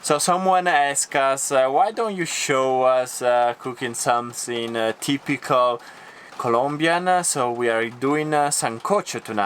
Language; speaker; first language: English; non-native, fluent; Italian